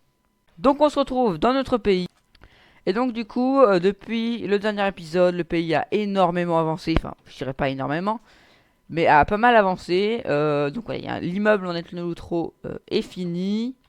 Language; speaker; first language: French; native; French